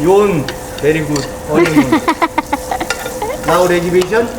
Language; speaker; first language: English; non-native, learner; Korean